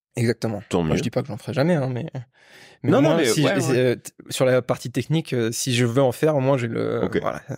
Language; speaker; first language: French; native; French